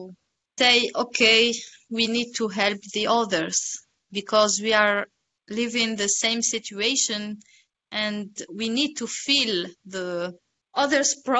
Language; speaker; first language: English; non-native, learner; Arabic